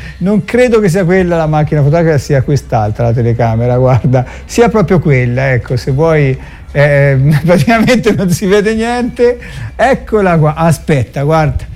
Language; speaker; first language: Italian; native; Italian